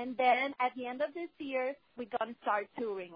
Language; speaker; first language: English; non-native, fluent; Portuguese